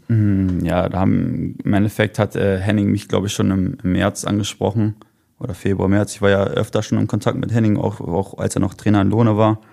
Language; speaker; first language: German; native; German